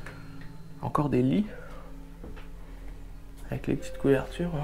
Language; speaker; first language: French; native; French